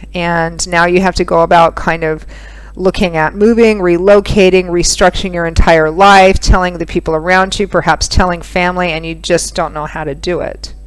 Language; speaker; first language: English; native; English